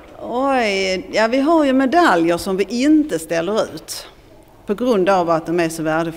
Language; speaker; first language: Swedish; native; Swedish